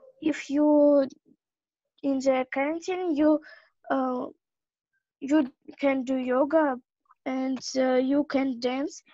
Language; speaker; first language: English; non-native, learner; Russian